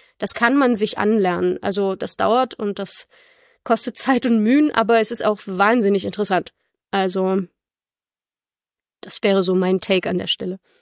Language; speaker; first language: German; native; German